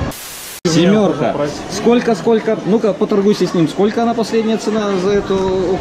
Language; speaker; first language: Russian; native; Russian